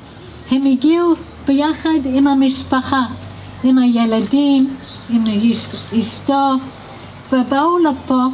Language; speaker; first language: Hebrew; non-native, fluent; English